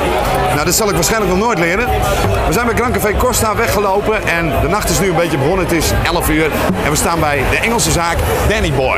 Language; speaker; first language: Dutch; native; Dutch